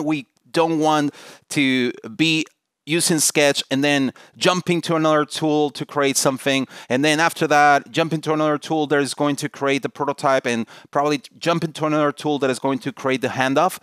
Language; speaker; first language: English; non-native, fluent; Spanish